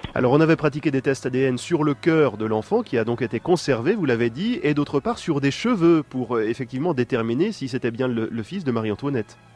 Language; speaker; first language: French; native; French